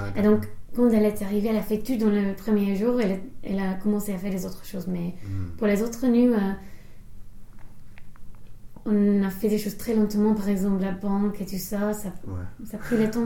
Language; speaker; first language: French; non-native, fluent; English